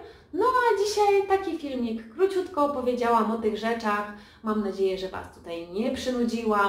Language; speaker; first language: Polish; early bilingual, heritage; Polish